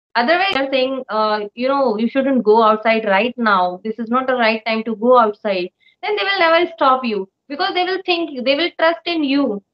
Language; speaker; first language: English; non-native, local second language; Hindi